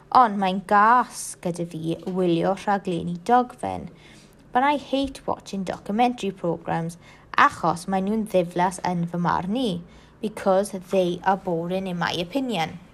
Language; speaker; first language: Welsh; non-native, local second language; English